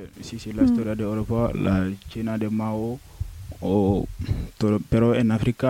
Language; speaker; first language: Spanish; non-native, learner; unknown